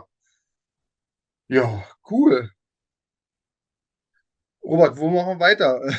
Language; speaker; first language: German; native; German